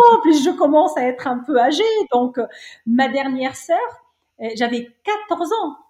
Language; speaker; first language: French; non-native, local second language; Arabic